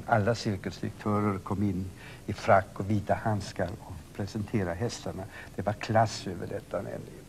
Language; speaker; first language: Swedish; native; Swedish